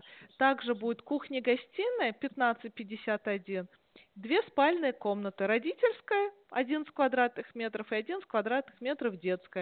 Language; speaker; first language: Russian; native; Russian